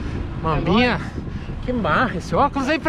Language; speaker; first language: Portuguese; native; Portuguese